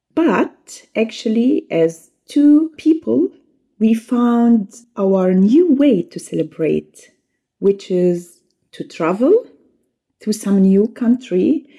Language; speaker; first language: English; non-native, fluent; Arabic